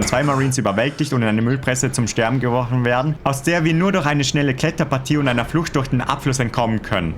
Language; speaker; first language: German; native; German